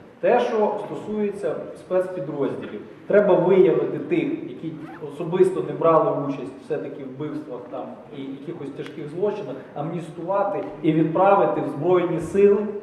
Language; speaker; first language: Ukrainian; native; Ukrainian